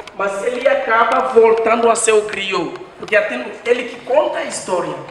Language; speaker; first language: Portuguese; non-native, fluent; French